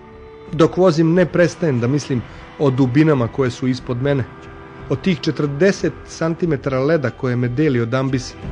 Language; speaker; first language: Serbian; native; Serbian